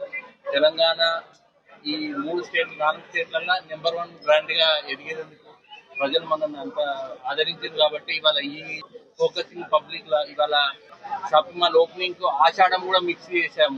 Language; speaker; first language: Telugu; native; Telugu